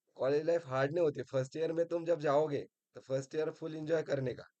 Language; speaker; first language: Hindi; non-native, local second language; Marathi